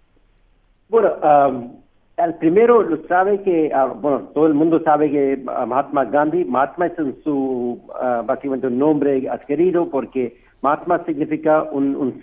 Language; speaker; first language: Spanish; non-native, fluent; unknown